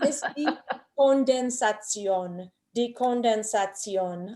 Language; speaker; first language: German; non-native, fluent; English